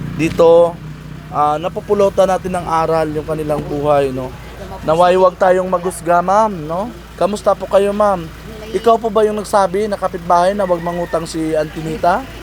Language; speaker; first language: Filipino; non-native, local second language; Hiligaynon